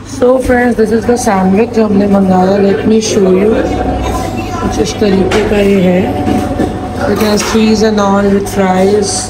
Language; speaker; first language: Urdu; native; Urdu